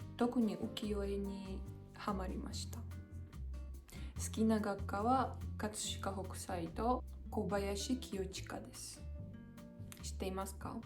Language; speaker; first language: Japanese; non-native, learner; Georgian